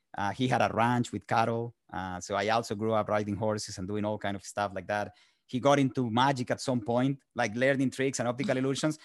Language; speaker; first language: English; non-native, fluent; Spanish